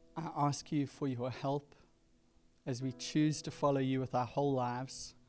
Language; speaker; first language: English; native; English